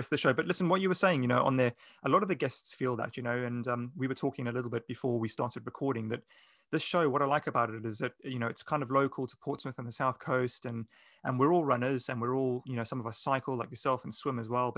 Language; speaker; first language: English; native; English